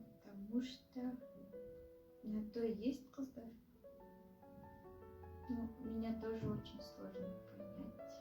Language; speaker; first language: Russian; non-native, local second language; Kazakh